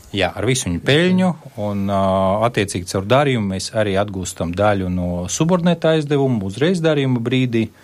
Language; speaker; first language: Latvian; native; Latvian